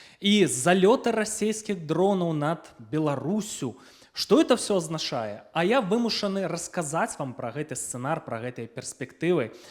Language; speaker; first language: Belarusian; non-native, local second language; Russian